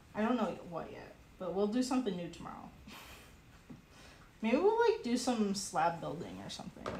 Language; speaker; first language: English; native; English